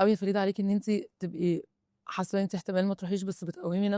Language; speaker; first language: Arabic; native; Arabic